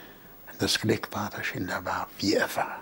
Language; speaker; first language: German; non-native, fluent; Polish